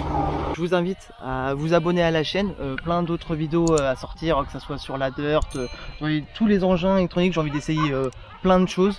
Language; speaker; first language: French; native; French